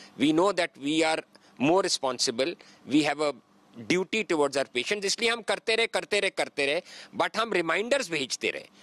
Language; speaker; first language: Hindi; native; Hindi